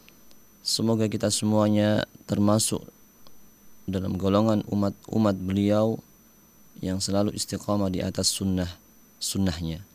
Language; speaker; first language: Indonesian; native; Indonesian